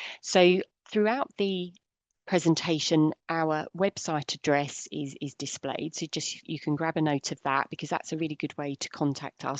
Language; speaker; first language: English; native; English